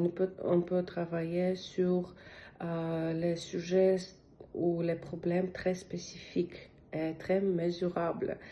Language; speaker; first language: French; non-native, learner; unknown